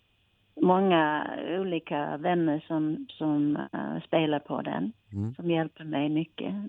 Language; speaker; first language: Swedish; non-native, fluent; English